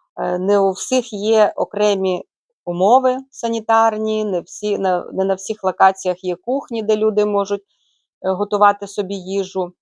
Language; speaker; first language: Ukrainian; native; Ukrainian